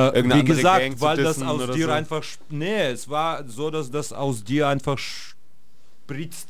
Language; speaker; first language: German; non-native, fluent; Russian